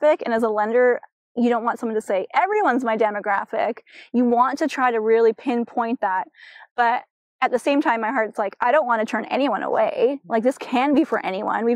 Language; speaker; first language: English; native; English